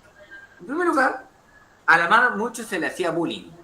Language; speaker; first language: Spanish; native; Spanish